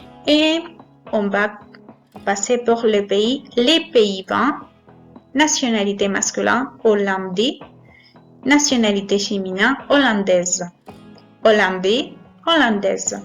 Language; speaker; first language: French; non-native, fluent; Spanish